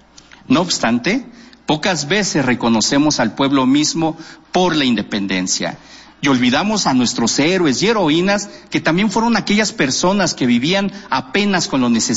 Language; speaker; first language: Spanish; non-native, local second language; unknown